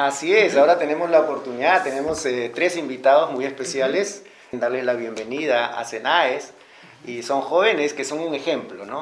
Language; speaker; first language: Spanish; native; Spanish